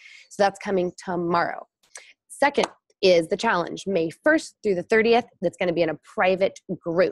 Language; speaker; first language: English; native; English